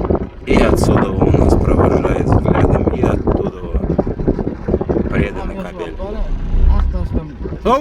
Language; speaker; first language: Russian; native; Russian